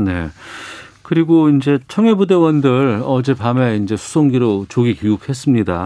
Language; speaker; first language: Korean; native; Korean